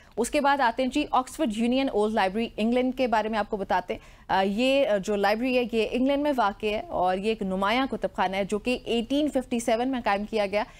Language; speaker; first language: Urdu; native; Urdu